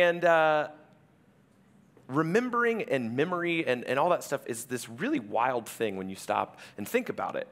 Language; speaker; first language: English; native; English